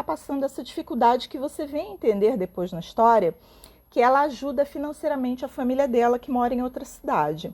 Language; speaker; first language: Portuguese; native; Portuguese